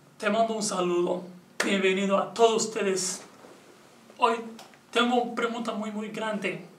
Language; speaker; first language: Spanish; non-native, learner; Portuguese